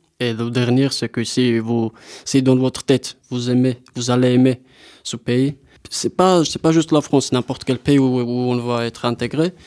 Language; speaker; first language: French; non-native, learner; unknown